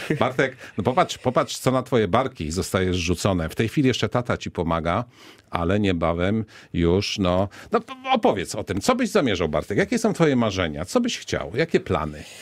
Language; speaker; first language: Polish; native; Polish